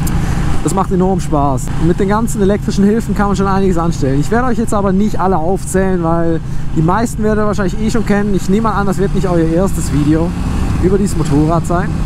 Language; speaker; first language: German; native; German